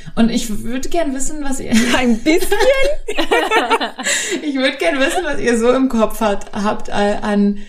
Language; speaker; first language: German; native; German